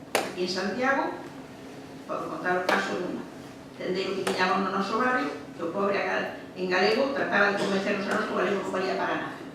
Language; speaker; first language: Galician; native; Galician